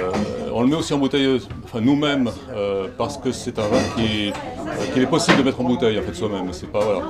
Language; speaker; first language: French; native; French